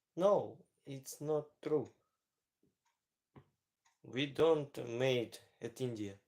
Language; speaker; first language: English; non-native, learner; Ukrainian